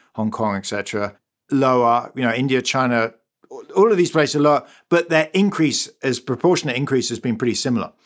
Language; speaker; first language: English; native; English